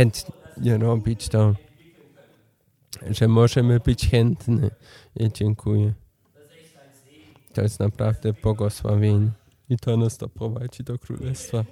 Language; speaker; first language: Polish; non-native, learner; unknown